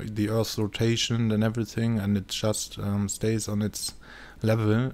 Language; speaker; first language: English; non-native, fluent; German